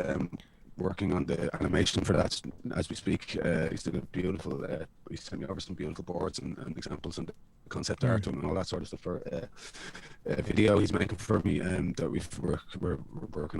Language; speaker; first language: English; native; English